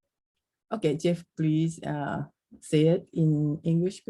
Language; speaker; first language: English; non-native, learner; Japanese